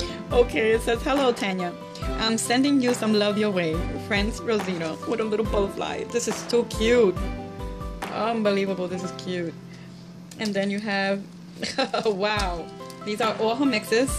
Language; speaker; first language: English; native; English